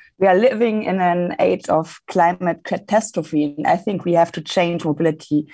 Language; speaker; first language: English; non-native, fluent; German